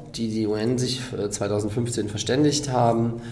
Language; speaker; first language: German; native; German